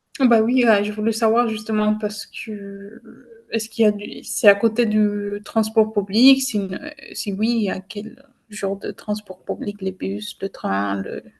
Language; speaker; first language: French; non-native, fluent; English